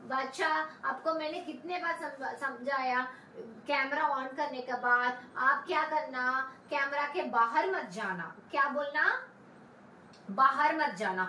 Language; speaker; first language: Hindi; non-native, local second language; Tamil